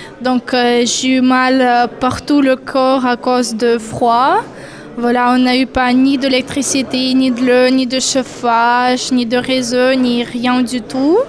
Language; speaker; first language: French; non-native, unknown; Ukrainian